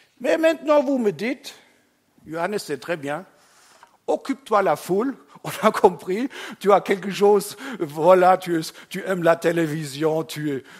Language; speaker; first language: French; non-native, fluent; German